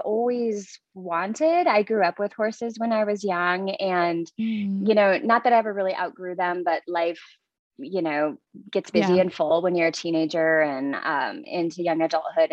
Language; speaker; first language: English; native; English